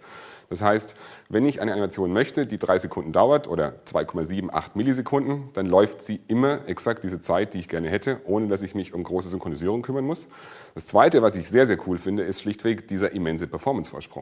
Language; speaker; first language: German; native; German